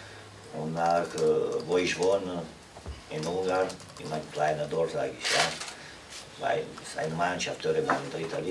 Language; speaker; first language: German; non-native, fluent; Romanian